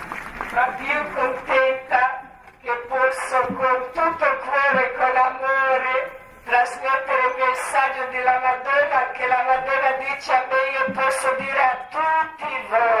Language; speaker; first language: Italian; non-native, learner; Croatian